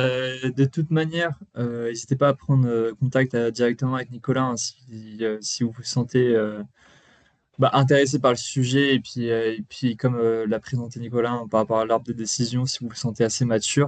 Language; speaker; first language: French; native; French